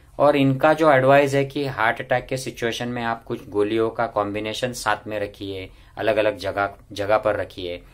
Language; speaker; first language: Hindi; non-native, local second language; Marathi